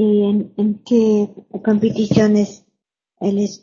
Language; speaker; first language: Spanish; non-native, learner; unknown